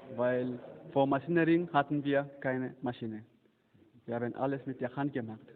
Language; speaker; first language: German; non-native, fluent; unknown